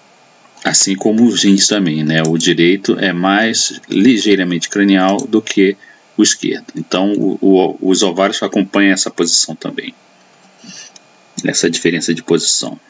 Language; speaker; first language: Portuguese; native; Portuguese